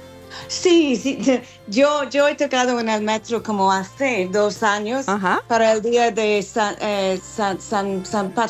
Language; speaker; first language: Spanish; non-native, learner; English